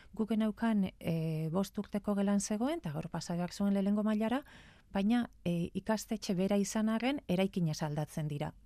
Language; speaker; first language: Basque; native; Basque